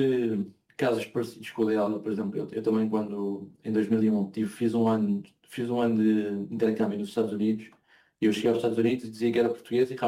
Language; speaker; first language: Portuguese; native; Portuguese